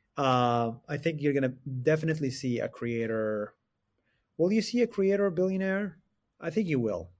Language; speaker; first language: English; non-native, fluent; Arabic